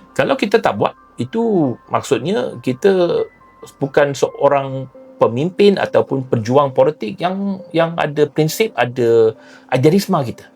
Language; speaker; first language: Malay; non-native, local second language; Chinese